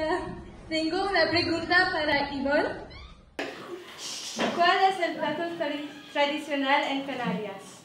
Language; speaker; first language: Spanish; non-native, learner; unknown